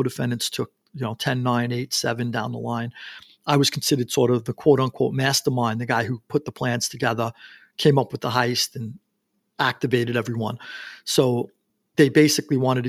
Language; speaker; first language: English; native; English